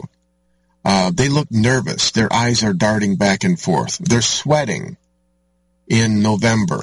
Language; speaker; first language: English; native; English